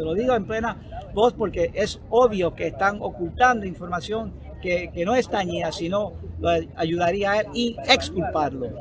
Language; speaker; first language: Spanish; non-native, fluent; English